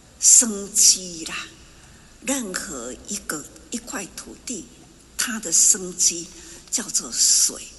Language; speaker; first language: Chinese; non-native, local second language; Min Nan Chinese